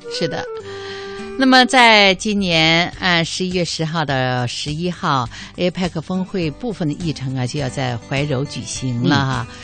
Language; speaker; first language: Chinese; native; Chinese